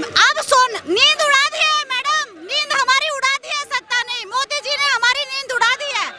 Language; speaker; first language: Hindi; native; Hindi